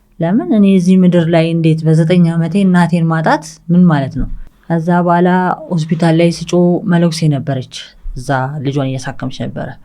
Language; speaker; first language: Amharic; early bilingual, other home language; English